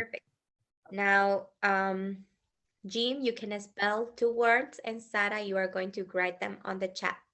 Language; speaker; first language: English; non-native, fluent; Spanish